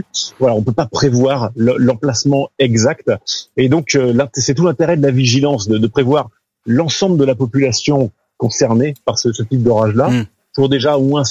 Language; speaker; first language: French; native; French